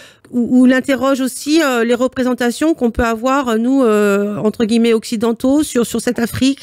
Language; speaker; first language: French; native; French